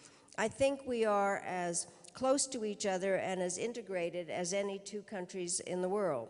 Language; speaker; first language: English; early bilingual, other home language; Czech